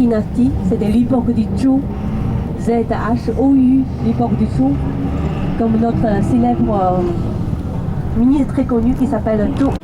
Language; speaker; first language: French; non-native, learner; Chinese